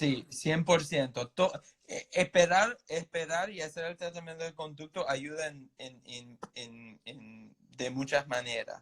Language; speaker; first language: Spanish; non-native, fluent; English